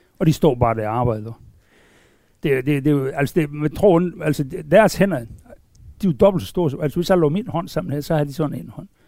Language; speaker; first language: Danish; native; Danish